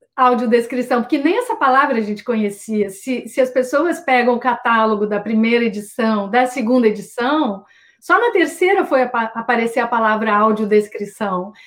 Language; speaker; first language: Portuguese; native; Portuguese